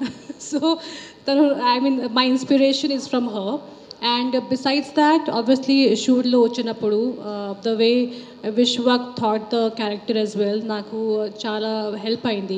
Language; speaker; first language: Telugu; non-native, local second language; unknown